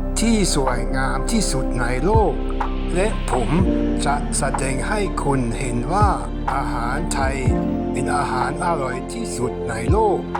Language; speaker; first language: Thai; non-native, fluent; German